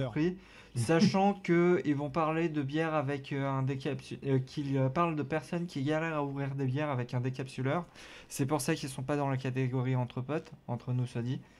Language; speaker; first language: French; native; French